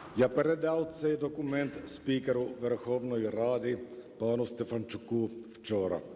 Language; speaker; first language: Ukrainian; non-native, fluent; Finnish